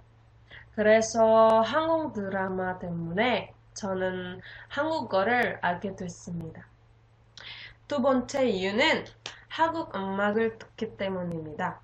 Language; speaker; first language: Korean; non-native, learner; Indonesian